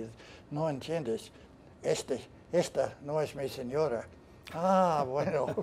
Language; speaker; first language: Spanish; non-native, fluent; English